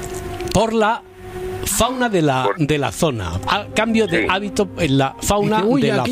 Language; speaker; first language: Spanish; native; Spanish